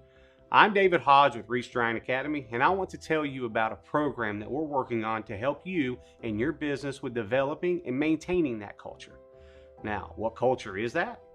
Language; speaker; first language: English; native; English